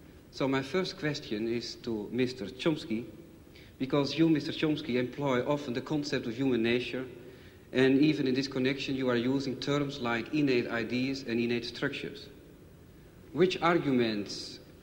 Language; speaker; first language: English; non-native, fluent; Dutch